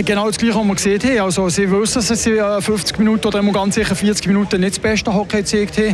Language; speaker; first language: German; native; German